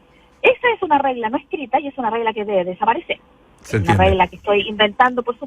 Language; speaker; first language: Spanish; native; Spanish